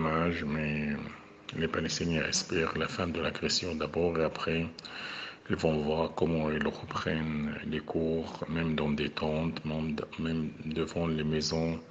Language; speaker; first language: French; non-native, fluent; Arabic